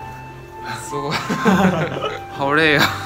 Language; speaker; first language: Chinese; non-native, fluent; Japanese